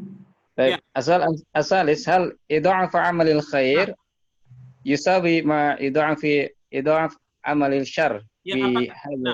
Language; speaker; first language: Arabic; non-native, learner; Indonesian